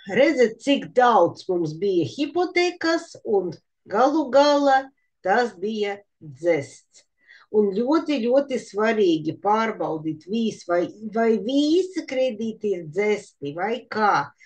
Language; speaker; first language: Latvian; non-native, local second language; Russian